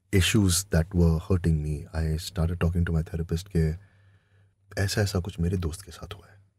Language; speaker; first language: Hindi; native; Hindi